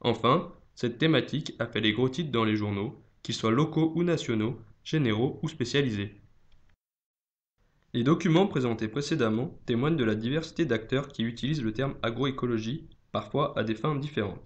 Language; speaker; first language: French; native; French